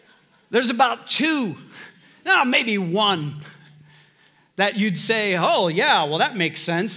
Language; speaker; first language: English; native; English